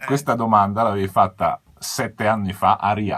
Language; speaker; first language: Italian; native; Italian